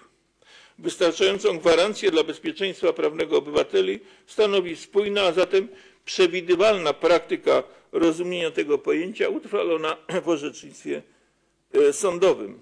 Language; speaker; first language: Polish; native; Polish